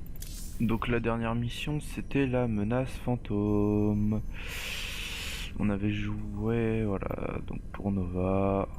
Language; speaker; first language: French; native; French